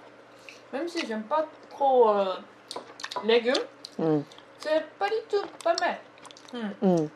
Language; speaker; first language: French; non-native, learner; Korean